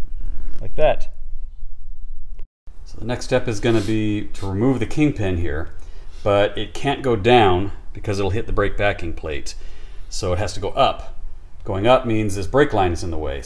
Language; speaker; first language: English; native; English